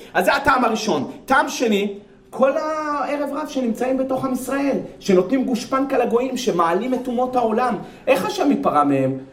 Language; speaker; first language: Hebrew; native; Hebrew